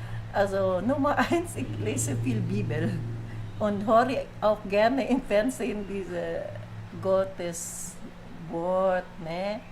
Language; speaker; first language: German; non-native, learner; Filipino